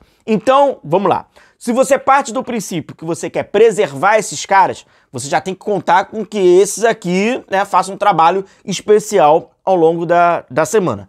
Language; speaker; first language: Portuguese; native; Portuguese